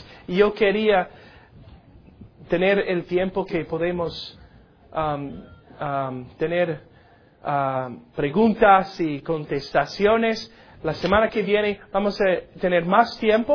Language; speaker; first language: Spanish; non-native, learner; English